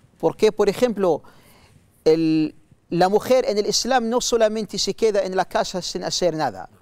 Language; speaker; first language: Spanish; non-native, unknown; Arabic